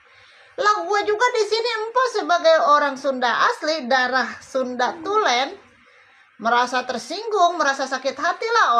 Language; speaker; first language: Indonesian; native; Indonesian